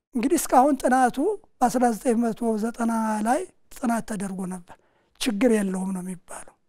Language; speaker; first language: Amharic; native; Amharic